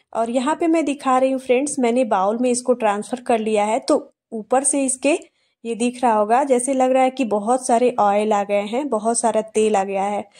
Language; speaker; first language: Hindi; native; Hindi